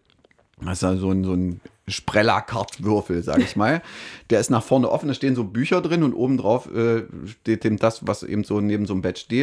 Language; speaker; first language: German; native; German